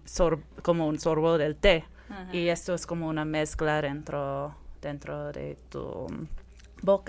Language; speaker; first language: Spanish; non-native, fluent; English